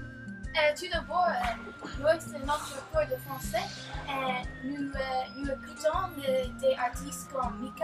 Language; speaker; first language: French; non-native, learner; English